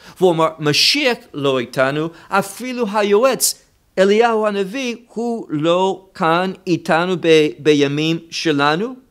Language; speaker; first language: Hebrew; non-native, fluent; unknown